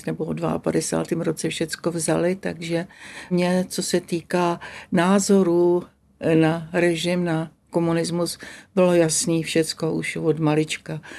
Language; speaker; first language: Czech; native; Czech